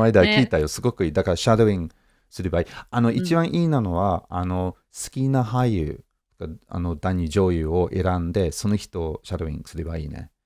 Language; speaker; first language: Japanese; non-native, fluent; English